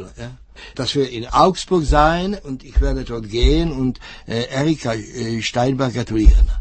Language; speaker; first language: German; non-native, fluent; Czech